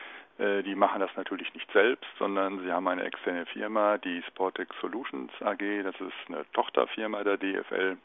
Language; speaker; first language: German; native; German